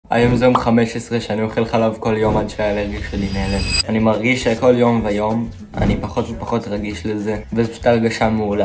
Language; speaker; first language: Hebrew; native; Hebrew